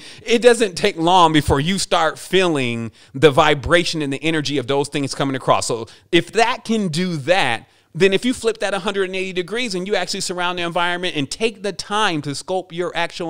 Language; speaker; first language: English; native; English